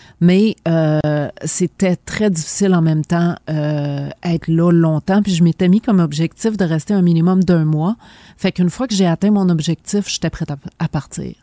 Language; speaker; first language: French; native; French